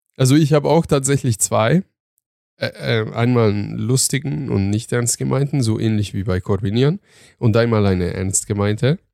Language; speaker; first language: German; early bilingual, other home language; Turkish